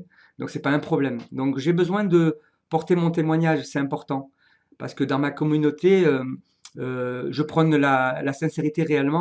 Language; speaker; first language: French; native; French